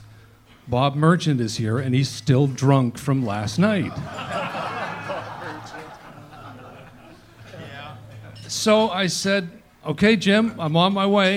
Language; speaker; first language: English; native; English